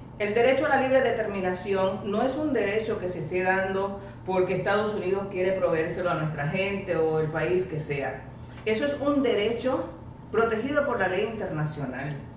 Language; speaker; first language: Spanish; native; Spanish